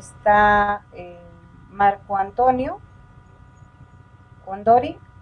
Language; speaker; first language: Spanish; native; Spanish